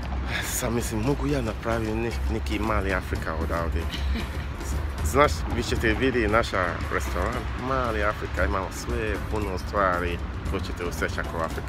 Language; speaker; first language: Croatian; non-native, learner; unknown